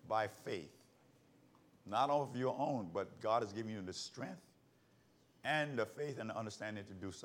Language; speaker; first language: English; native; English